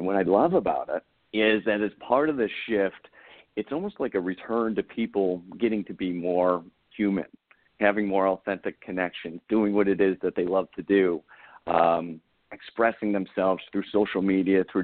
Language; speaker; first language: English; native; English